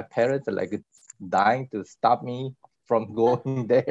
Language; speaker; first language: English; non-native, fluent; Korean